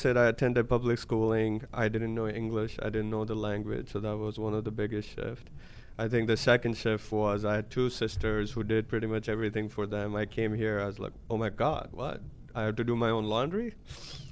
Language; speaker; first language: English; non-native, local second language; Gujarati